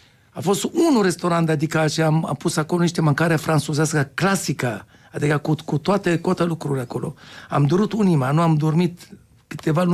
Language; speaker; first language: Romanian; non-native, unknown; Hebrew